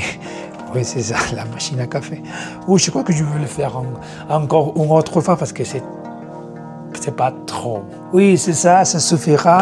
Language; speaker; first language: French; non-native, learner; Spanish